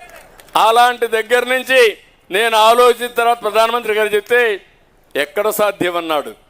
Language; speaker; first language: Telugu; native; Telugu